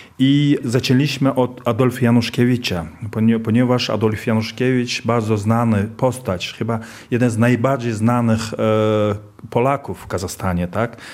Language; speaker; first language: Polish; non-native, fluent; Kazakh